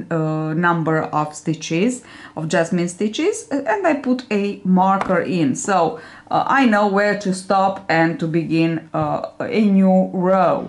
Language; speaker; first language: English; non-native, fluent; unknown